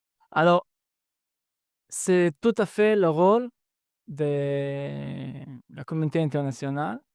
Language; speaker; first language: French; non-native, fluent; Hebrew